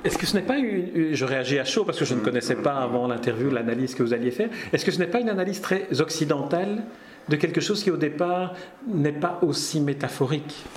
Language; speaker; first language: French; native; French